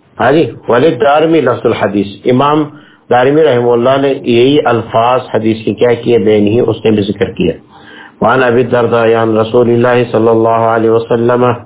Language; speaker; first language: Urdu; non-native, local second language; Pashto